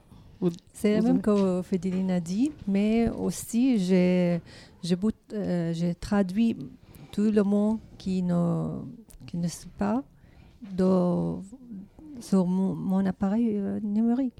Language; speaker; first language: French; non-native, learner; Arabic